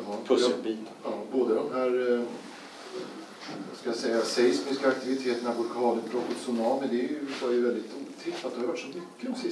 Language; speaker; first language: Swedish; native; Swedish